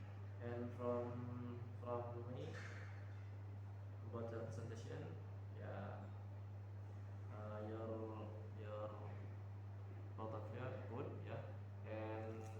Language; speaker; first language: English; non-native, learner; Indonesian